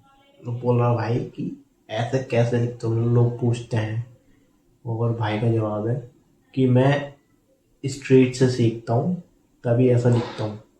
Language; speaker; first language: Hindi; native; Hindi